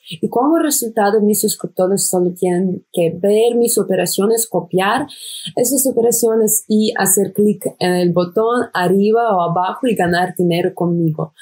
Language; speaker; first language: Spanish; non-native, fluent; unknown